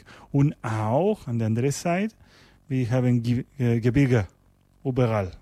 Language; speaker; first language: German; non-native, learner; Spanish